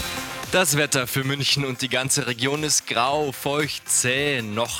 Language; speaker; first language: German; native; German